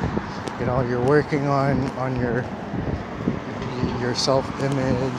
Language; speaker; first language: English; native; English